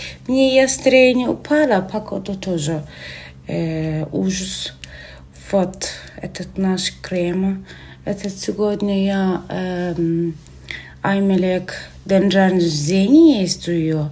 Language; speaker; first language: Russian; non-native, learner; Turkmen